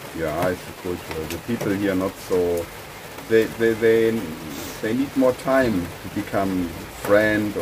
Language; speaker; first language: English; non-native, fluent; German